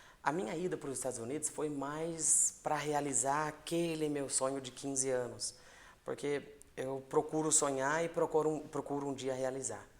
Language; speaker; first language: Portuguese; native; Portuguese